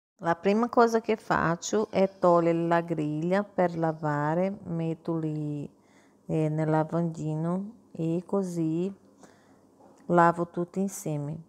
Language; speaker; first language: Italian; non-native, fluent; Portuguese